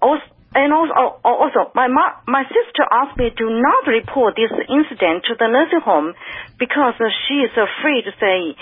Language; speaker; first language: English; non-native, fluent; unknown